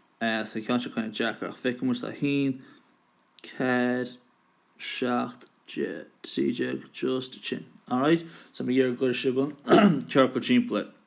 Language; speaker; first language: Irish; native; Irish